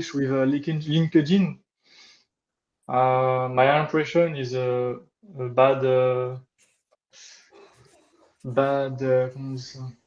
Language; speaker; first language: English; non-native, learner; French